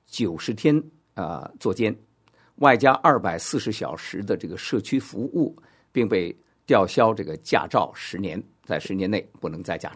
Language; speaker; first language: Chinese; native; Chinese